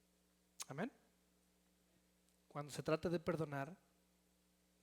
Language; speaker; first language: Spanish; native; Spanish